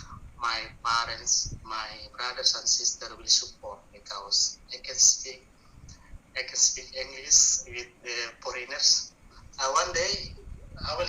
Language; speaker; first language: English; non-native, learner; Buginese